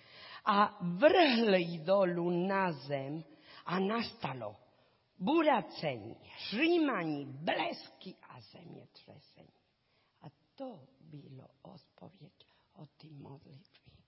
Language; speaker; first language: Czech; non-native, learner; Spanish